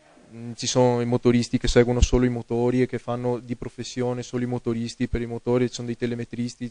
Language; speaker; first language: Italian; native; Italian